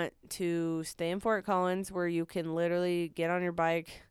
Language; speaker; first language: English; native; English